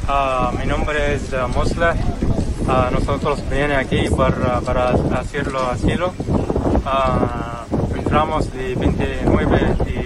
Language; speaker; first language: Spanish; non-native, learner; Arabic